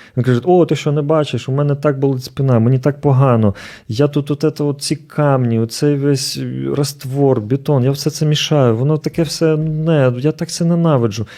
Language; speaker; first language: Ukrainian; native; Ukrainian